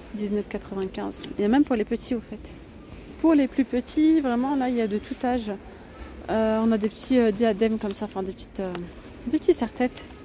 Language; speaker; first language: French; native; French